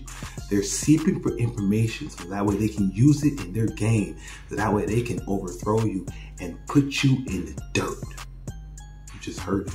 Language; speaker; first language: English; native; English